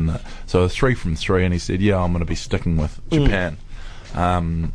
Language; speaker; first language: English; native; English